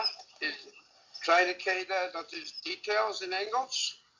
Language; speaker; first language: Dutch; non-native, learner; English